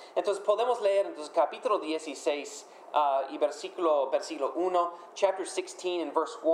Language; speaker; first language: Spanish; non-native, fluent; English